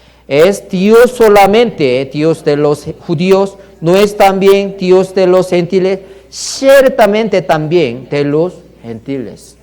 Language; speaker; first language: Spanish; non-native, learner; Korean